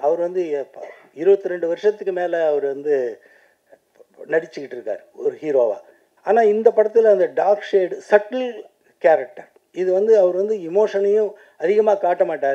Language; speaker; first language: Tamil; native; Tamil